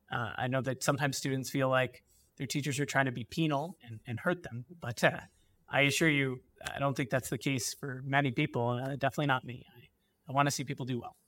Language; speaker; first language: English; native; English